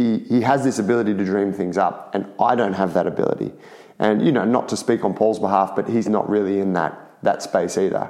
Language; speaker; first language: English; native; English